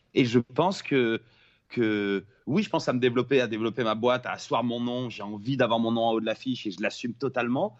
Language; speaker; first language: French; native; French